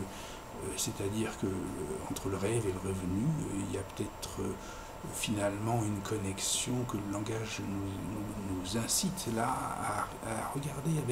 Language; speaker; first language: French; native; French